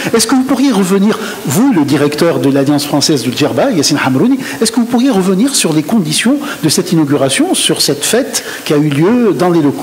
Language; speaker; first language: French; non-native, local second language; Arabic